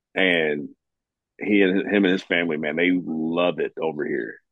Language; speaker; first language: English; native; English